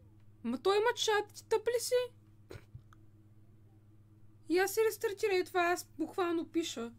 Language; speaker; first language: Bulgarian; native; Bulgarian